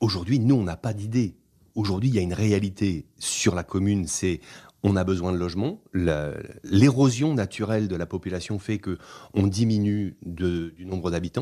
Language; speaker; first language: French; native; French